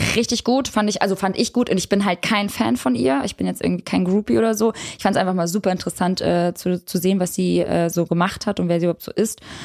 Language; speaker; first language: German; early bilingual, other home language; Albanian